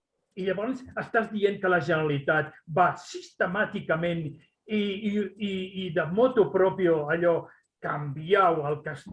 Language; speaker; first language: Catalan; non-native, local second language; Spanish